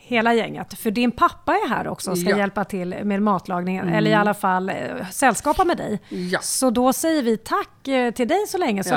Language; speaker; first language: Swedish; native; Swedish